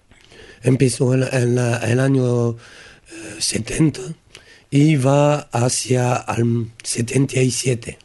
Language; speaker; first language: Spanish; non-native, learner; French